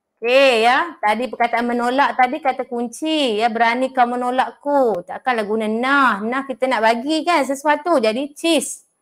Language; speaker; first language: Malay; native; Malay